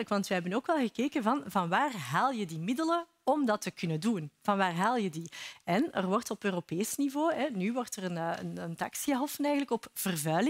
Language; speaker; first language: Dutch; native; Dutch